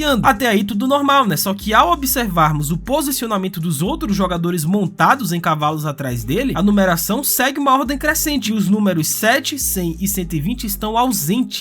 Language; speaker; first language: Portuguese; native; Portuguese